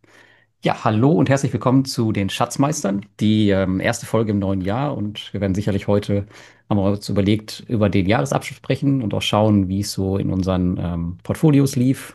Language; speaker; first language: German; native; German